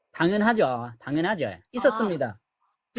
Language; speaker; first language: Korean; non-native, learner; Nepali